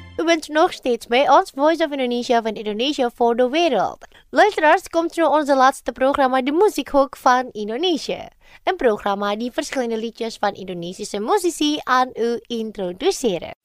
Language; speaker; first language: Dutch; non-native, fluent; Indonesian